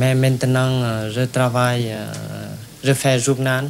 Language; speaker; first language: French; non-native, learner; Vietnamese